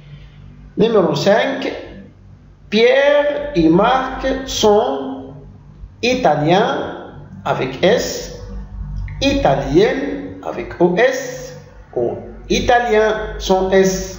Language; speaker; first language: French; non-native, local second language; Arabic